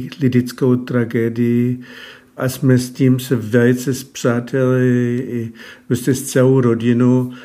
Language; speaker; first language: Czech; non-native, fluent; German